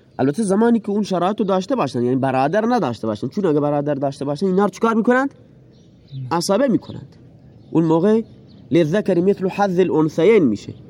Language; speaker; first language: Persian; non-native, local second language; Baluchi